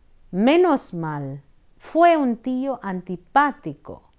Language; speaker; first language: Spanish; non-native, fluent; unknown